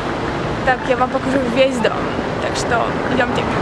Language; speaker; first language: Russian; early bilingual, heritage; Russian